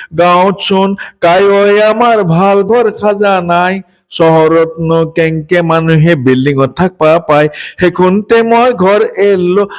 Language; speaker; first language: Assamese; native; Assamese